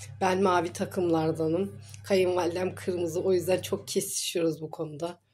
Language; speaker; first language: Turkish; native; Turkish